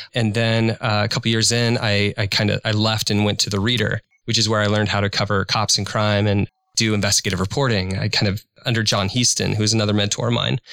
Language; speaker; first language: English; native; English